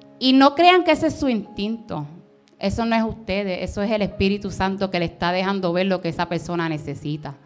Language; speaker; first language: Spanish; early bilingual, heritage; Spanish